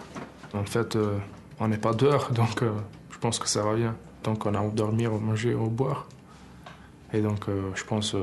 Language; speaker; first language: French; early bilingual, other home language; Albanian